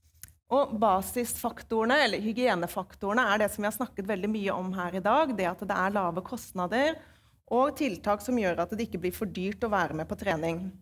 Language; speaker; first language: Norwegian; native; Norwegian